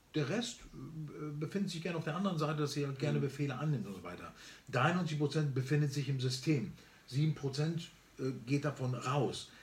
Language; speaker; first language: German; early bilingual, other home language; Spanish